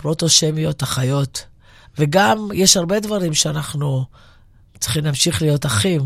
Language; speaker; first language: Hebrew; non-native, local second language; Arabic